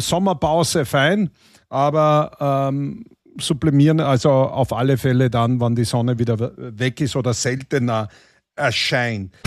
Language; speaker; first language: German; native; German